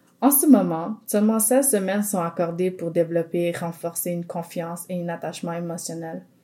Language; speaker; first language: French; non-native, local second language; English